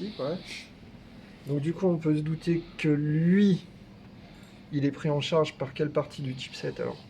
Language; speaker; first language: French; native; French